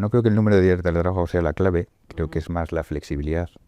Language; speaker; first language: Spanish; native; Spanish